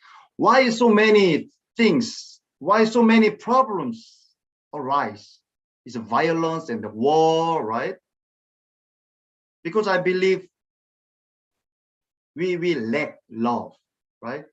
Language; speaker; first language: English; non-native, fluent; Korean